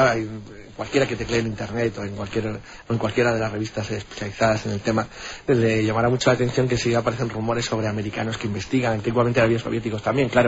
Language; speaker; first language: Spanish; native; Spanish